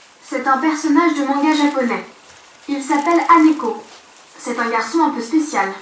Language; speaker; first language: French; non-native, learner; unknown